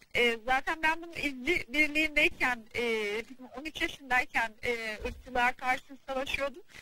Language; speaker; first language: Turkish; early bilingual, heritage; Turkish